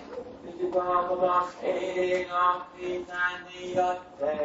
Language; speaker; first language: Japanese; non-native, fluent; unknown